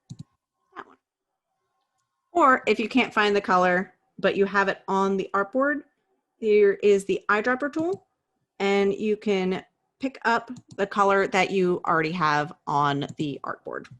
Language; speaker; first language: English; native; English